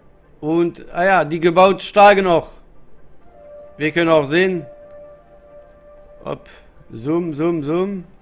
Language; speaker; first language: German; non-native, learner; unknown